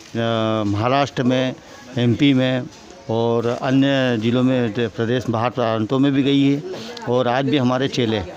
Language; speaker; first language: Hindi; native; Hindi